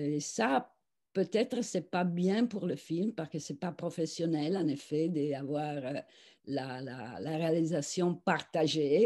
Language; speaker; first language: French; non-native, fluent; Italian